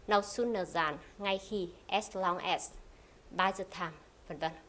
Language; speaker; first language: English; non-native, fluent; Vietnamese